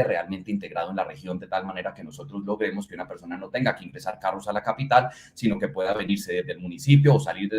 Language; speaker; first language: Spanish; native; Spanish